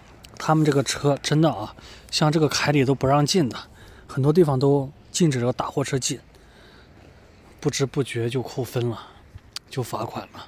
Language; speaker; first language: Chinese; native; Chinese